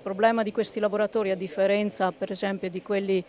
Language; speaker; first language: Italian; native; Italian